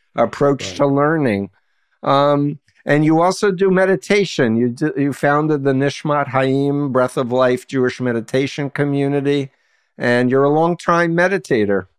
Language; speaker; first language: English; native; English